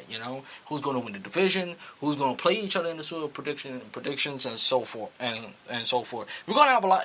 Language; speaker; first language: English; native; English